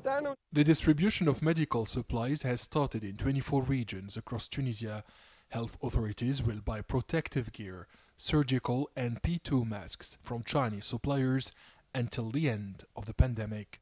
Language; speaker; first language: English; non-native, fluent; Arabic